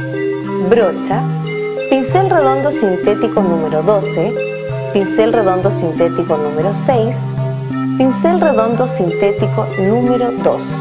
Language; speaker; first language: Spanish; native; Spanish